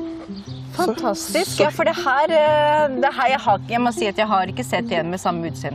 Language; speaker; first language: Norwegian; native; Norwegian